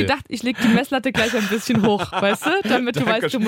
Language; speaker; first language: German; native; German